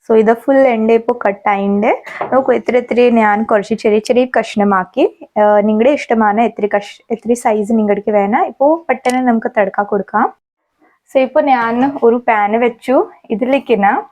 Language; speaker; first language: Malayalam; non-native, fluent; Hindi